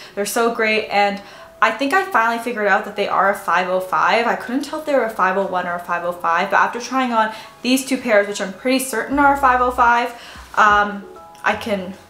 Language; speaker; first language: English; native; English